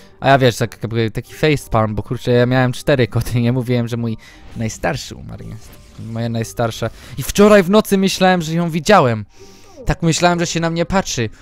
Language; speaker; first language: Polish; early bilingual, heritage; Polish